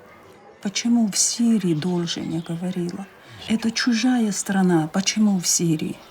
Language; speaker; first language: Russian; non-native, local second language; Chechen